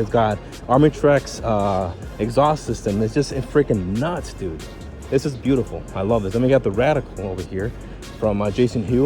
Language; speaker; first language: English; native; English